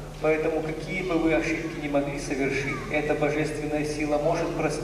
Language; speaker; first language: Russian; native; Russian